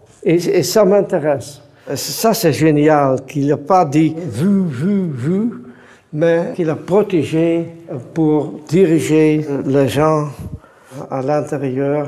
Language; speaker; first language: French; non-native, fluent; Dutch